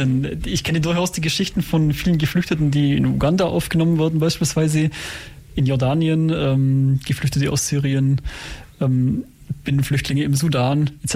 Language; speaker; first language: German; native; German